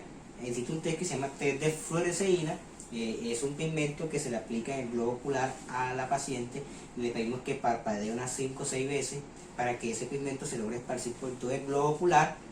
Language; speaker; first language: Spanish; native; Spanish